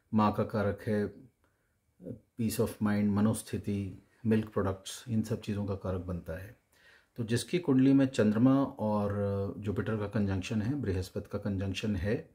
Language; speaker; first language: Hindi; native; Hindi